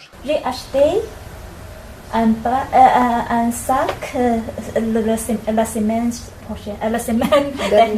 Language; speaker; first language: French; non-native, learner; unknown